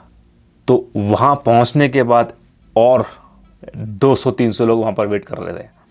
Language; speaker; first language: Hindi; native; Hindi